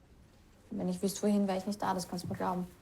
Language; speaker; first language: German; native; German